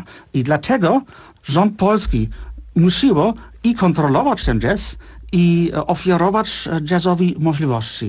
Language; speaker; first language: Polish; non-native, fluent; German